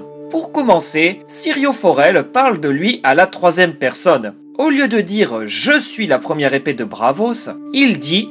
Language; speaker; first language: French; native; French